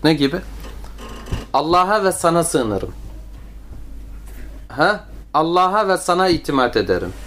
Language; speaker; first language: Turkish; native; Turkish